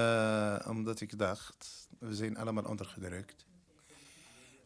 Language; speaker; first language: Dutch; non-native, learner; Berber languages